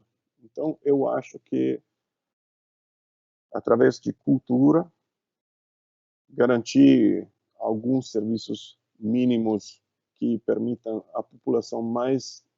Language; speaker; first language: Portuguese; non-native, fluent; Italian